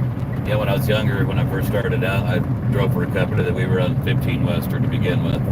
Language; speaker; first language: English; native; English